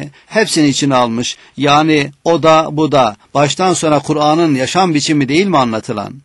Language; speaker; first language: Turkish; native; Turkish